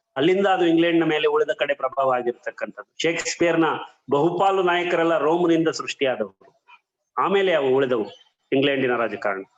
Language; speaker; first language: Kannada; native; Kannada